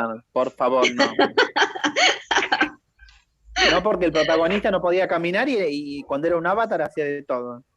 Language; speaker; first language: Spanish; native; Spanish